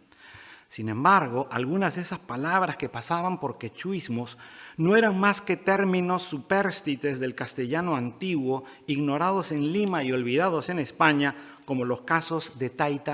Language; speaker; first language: Spanish; native; Spanish